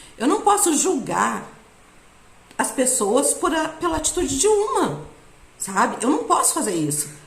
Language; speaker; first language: Portuguese; native; Portuguese